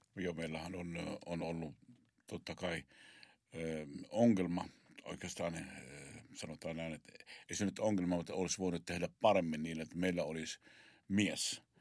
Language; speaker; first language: Finnish; non-native, fluent; Arabic